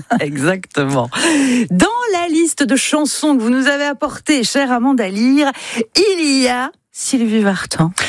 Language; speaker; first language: French; native; French